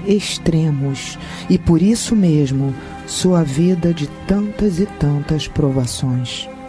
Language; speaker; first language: Portuguese; native; Portuguese